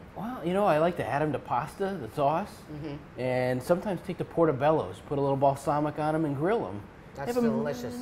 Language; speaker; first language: English; native; English